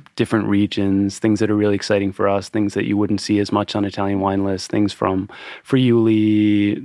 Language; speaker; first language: English; native; English